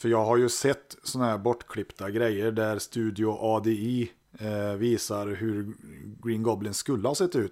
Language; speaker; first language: Swedish; native; Swedish